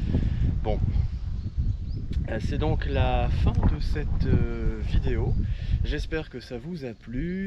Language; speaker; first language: French; native; French